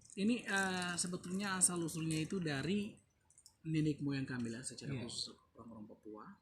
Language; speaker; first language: Indonesian; non-native, local second language; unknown